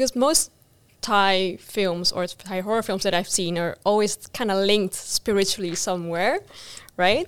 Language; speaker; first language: English; non-native, fluent; Dutch